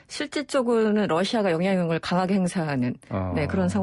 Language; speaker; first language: Korean; native; Korean